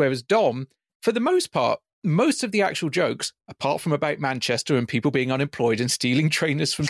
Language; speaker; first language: English; native; English